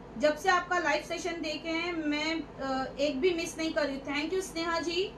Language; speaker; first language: Hindi; native; Hindi